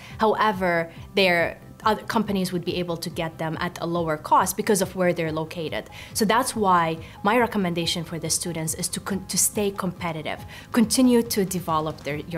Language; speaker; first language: English; non-native, fluent; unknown